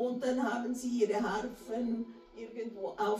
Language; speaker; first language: German; non-native, fluent; Portuguese